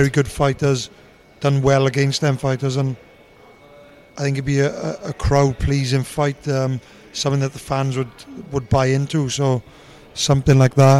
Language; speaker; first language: English; native; English